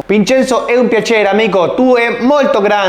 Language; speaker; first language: Italian; non-native, learner; Spanish